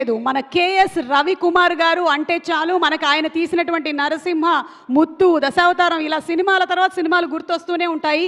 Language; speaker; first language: Telugu; native; Telugu